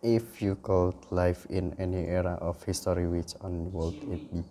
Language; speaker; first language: English; non-native, learner; Indonesian